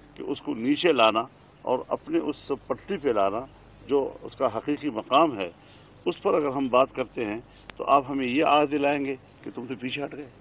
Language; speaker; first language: Urdu; non-native, local second language; Pashto